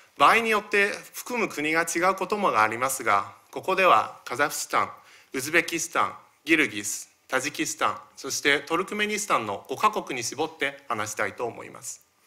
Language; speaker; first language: Japanese; early bilingual, other home language; Chinese